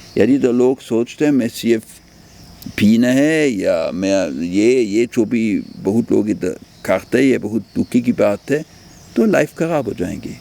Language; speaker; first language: Hindi; non-native, fluent; German